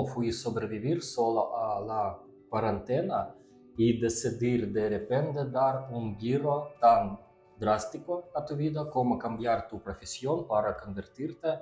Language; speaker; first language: Spanish; non-native, learner; Russian